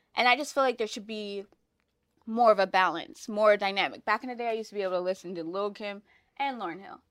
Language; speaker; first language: English; native; English